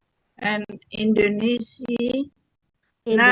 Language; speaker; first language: Dutch; non-native, learner; Indonesian